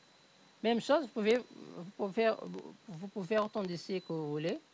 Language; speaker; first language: French; native; French